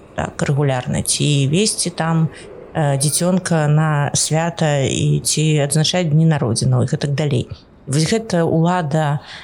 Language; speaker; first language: Belarusian; non-native, local second language; Russian